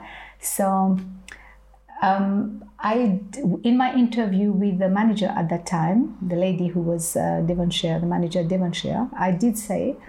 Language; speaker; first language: English; non-native, fluent; French